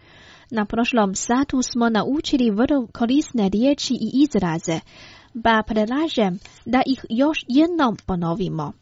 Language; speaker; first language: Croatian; non-native, fluent; Chinese